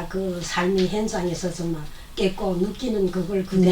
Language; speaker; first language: Korean; native; Korean